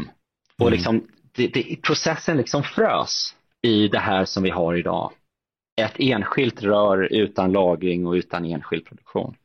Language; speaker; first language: Swedish; native; Swedish